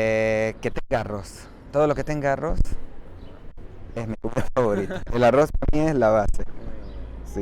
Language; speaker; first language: Spanish; non-native, fluent; Arabic